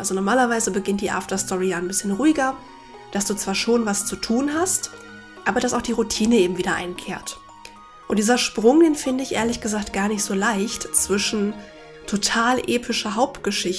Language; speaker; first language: German; native; German